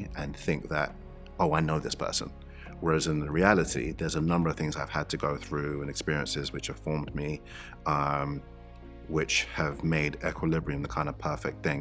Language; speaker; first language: English; native; English